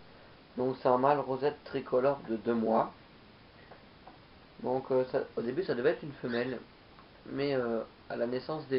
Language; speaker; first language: French; native; French